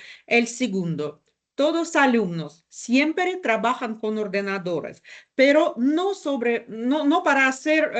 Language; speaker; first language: Spanish; non-native, learner; Russian